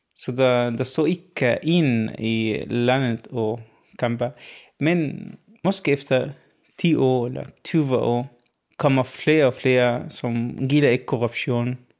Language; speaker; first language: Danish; non-native, learner; Arabic